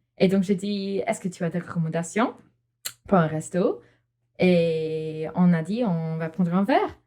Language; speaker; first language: French; non-native, fluent; English